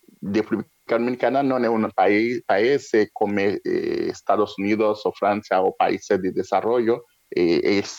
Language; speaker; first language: Italian; non-native, learner; French